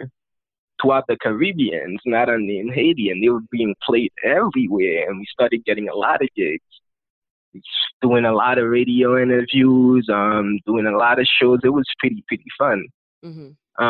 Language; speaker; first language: English; non-native, fluent; Haitian Creole